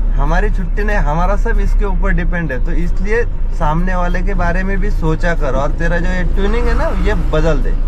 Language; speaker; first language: Hindi; non-native, local second language; Marathi